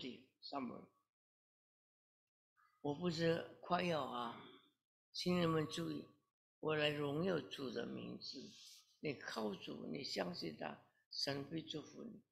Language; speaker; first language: Chinese; early bilingual, heritage; Chinese